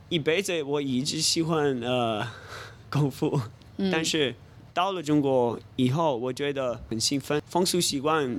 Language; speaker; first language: Chinese; non-native, fluent; English